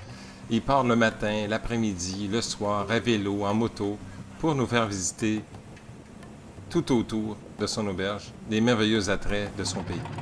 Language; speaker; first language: French; native; French